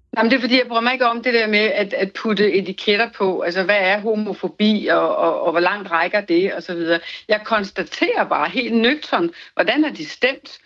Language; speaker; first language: Danish; native; Danish